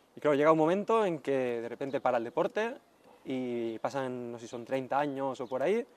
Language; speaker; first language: Spanish; non-native, local second language; Catalan